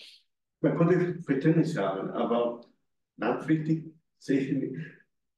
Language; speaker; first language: German; non-native, learner; Spanish